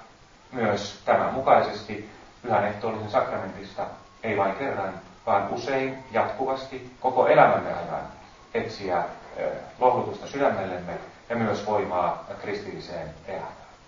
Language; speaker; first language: Finnish; native; Finnish